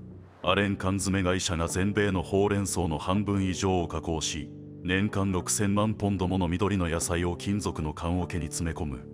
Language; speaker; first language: Japanese; native; Japanese